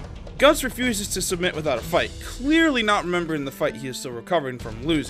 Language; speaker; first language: English; native; English